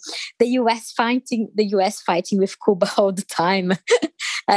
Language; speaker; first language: English; non-native, fluent; Portuguese